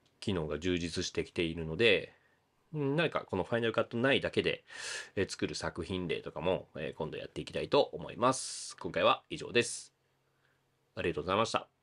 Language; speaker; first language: Japanese; native; Japanese